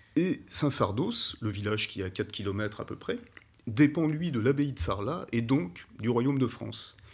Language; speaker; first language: French; native; French